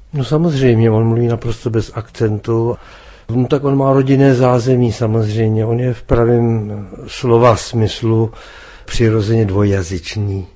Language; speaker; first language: Czech; native; Czech